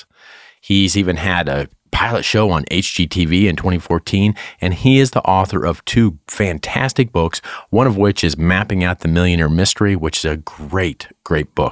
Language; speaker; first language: English; native; English